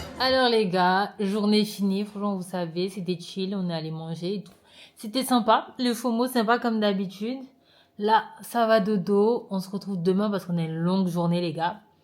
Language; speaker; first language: French; native; French